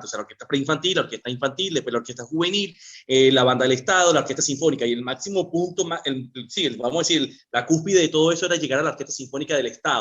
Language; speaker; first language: Spanish; native; Spanish